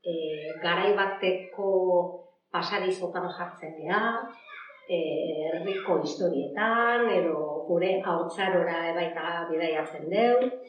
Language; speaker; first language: Basque; native; Basque